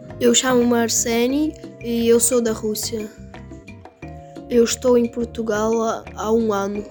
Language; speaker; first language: Portuguese; non-native, fluent; Russian